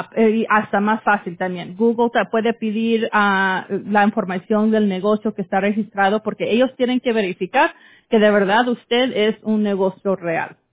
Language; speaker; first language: Spanish; early bilingual, heritage; Spanish